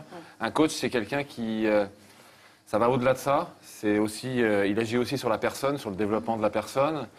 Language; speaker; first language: French; native; French